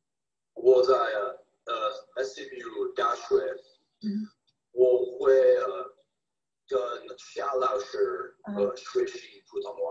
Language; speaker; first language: Chinese; non-native, learner; English